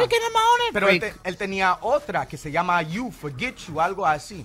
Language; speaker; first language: Spanish; early bilingual, heritage; Spanish